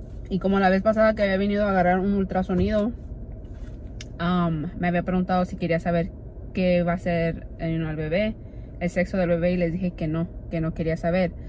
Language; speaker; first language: Spanish; early bilingual, heritage; Spanish